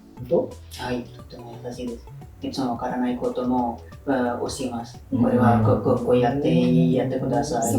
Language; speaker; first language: Japanese; non-native, learner; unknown